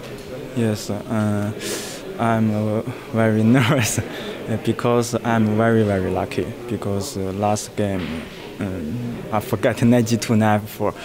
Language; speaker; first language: English; non-native, learner; Chinese